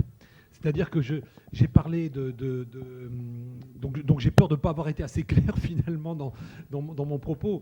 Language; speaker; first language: French; native; French